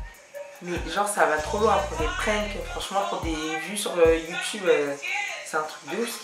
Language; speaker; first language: French; native; French